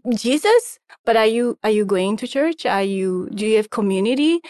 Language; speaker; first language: English; non-native, local second language; Shona